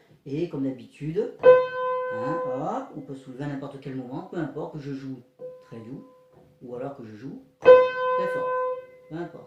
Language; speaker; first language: French; native; French